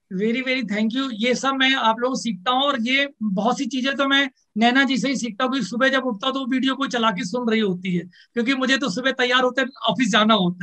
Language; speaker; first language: Hindi; native; Hindi